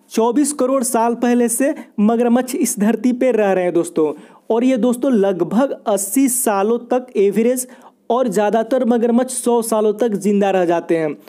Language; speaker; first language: Hindi; native; Hindi